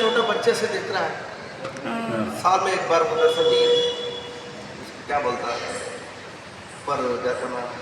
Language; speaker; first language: Hindi; non-native, learner; Telugu